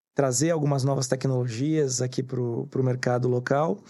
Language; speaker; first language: Portuguese; native; Portuguese